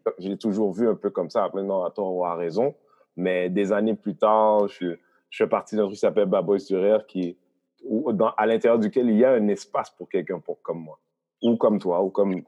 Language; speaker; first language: French; early bilingual, other home language; Haitian Creole